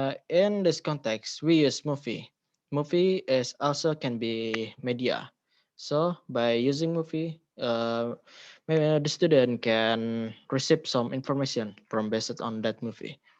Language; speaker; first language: English; non-native, learner; Indonesian